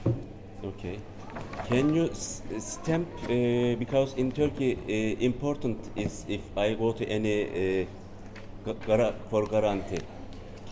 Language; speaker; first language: English; non-native, learner; Turkish